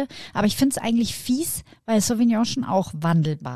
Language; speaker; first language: German; native; German